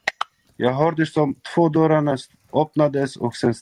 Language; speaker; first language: Swedish; non-native, local second language; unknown